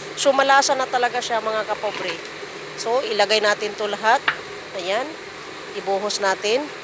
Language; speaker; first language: Filipino; non-native, local second language; Cebuano